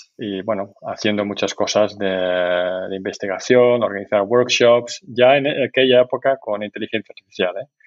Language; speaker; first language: Spanish; non-native, fluent; Dutch